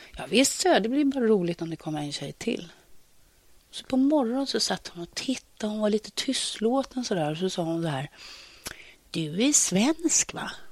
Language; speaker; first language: Swedish; native; Swedish